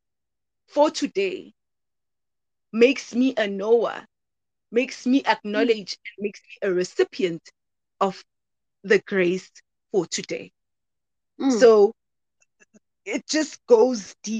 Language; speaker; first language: English; non-native, local second language; Zulu